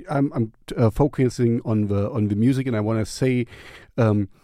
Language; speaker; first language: English; non-native, fluent; German